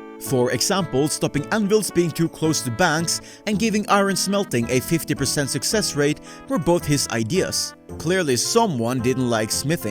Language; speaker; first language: English; native; English